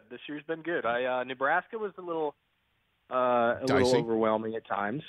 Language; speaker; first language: English; native; English